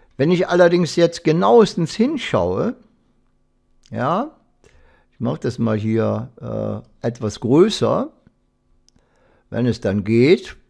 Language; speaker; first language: German; native; German